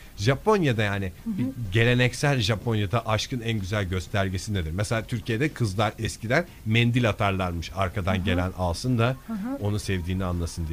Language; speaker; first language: Turkish; native; Turkish